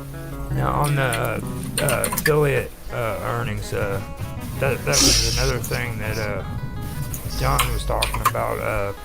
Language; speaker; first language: English; native; English